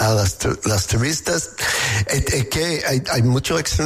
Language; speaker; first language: Spanish; non-native, learner; English